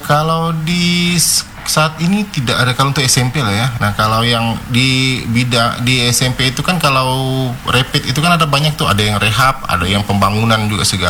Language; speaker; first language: Indonesian; native; Indonesian